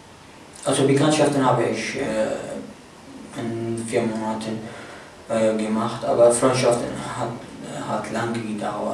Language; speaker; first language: German; non-native, fluent; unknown